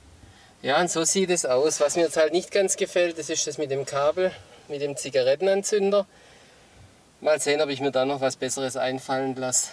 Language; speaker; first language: German; native; German